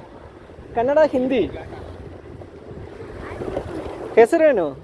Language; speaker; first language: Kannada; non-native, learner; Malayalam